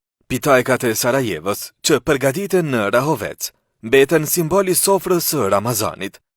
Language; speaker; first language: Albanian; native; Albanian